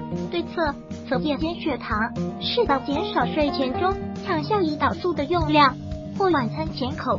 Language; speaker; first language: Chinese; native; Chinese